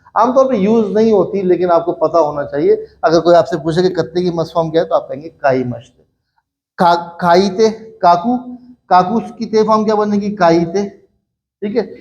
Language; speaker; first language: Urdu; native; Urdu